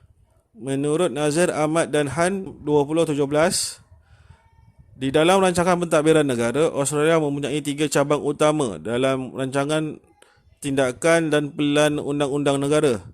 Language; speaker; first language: Malay; native; Malay